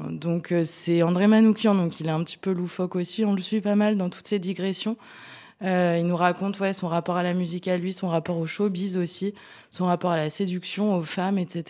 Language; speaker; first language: French; native; French